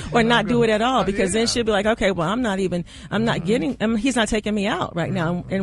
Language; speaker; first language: English; native; English